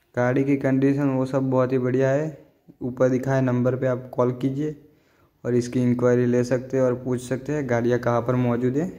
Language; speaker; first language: Hindi; non-native, local second language; Gujarati